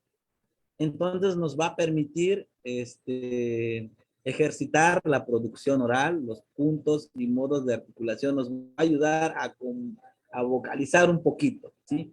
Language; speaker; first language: Spanish; non-native, local second language; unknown